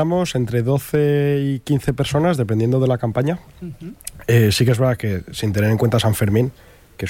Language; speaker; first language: Spanish; native; Spanish